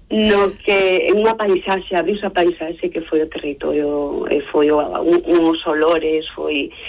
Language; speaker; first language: Galician; non-native, local second language; Spanish